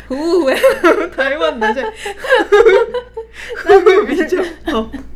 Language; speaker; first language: Chinese; non-native, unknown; Japanese